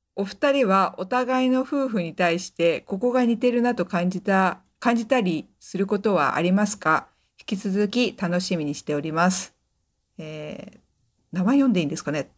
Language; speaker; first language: Japanese; native; Japanese